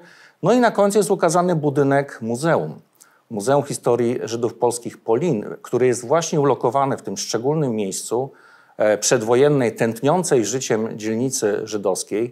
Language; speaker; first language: Polish; native; Polish